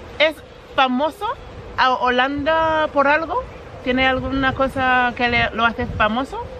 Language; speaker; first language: Spanish; non-native, fluent; English